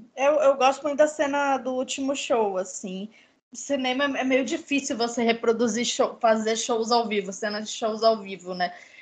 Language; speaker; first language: Portuguese; native; Portuguese